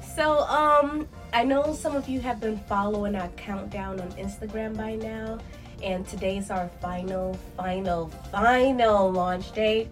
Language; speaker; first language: English; native; English